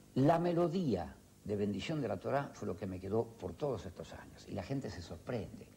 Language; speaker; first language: Spanish; early bilingual, other home language; Yiddish